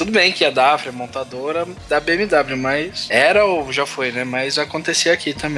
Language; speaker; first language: Portuguese; native; Portuguese